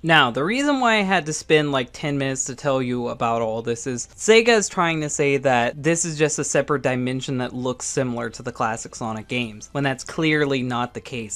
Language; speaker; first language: English; native; English